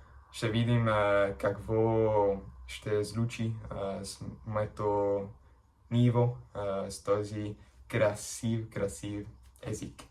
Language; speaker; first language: Bulgarian; non-native, learner; English